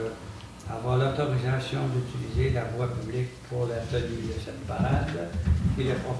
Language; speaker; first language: French; native; French